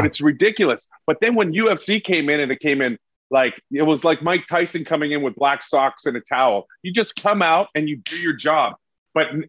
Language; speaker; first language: English; native; English